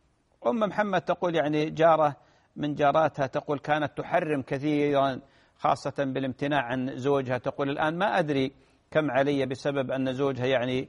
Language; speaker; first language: Arabic; native; Arabic